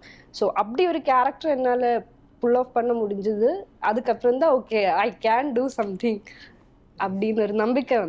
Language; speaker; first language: Tamil; non-native, local second language; Malayalam